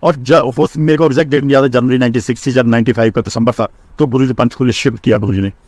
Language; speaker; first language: Hindi; non-native, local second language; Punjabi